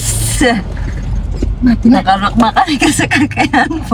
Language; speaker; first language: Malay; non-native, local second language; Javanese